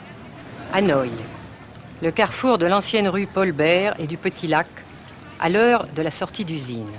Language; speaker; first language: French; native; French